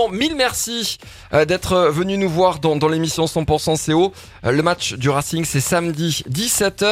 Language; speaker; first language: French; native; French